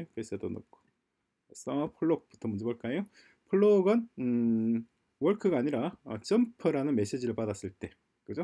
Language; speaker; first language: Korean; native; Korean